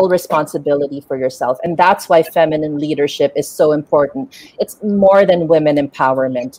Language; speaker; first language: English; non-native, local second language; Filipino